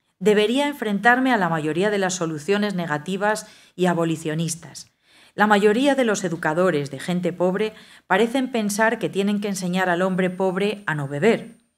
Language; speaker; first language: Spanish; native; Spanish